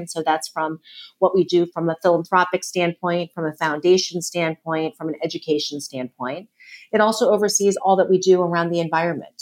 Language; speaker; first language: English; native; English